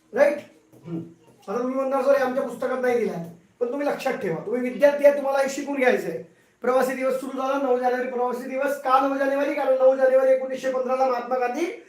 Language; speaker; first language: Marathi; non-native, local second language; Hindi